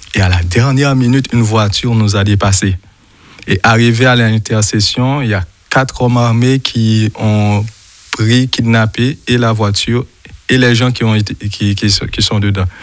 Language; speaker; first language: French; non-native, local second language; Haitian Creole